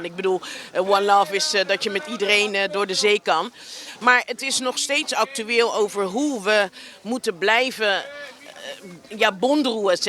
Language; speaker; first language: Dutch; native; Dutch